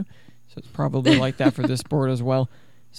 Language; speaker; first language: English; native; English